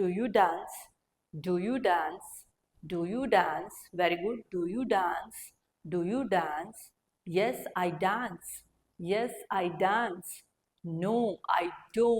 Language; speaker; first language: English; non-native, local second language; Hindi